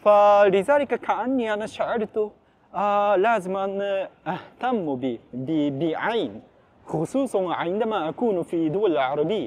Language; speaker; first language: Arabic; non-native, fluent; Japanese